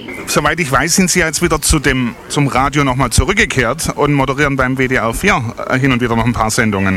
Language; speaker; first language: German; native; German